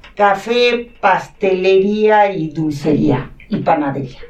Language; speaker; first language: Spanish; non-native, local second language; Catalan